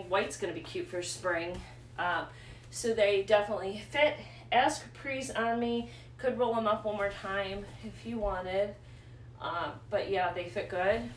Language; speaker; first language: English; native; English